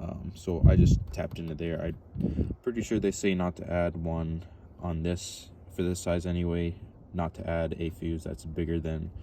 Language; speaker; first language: English; native; English